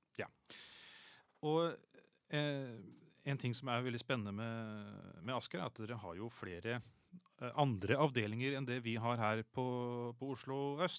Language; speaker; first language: Norwegian; native; Norwegian